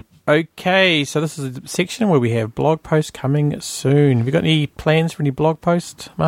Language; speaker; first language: English; native; English